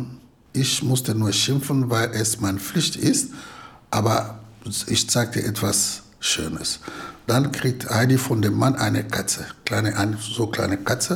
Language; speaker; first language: German; non-native, learner; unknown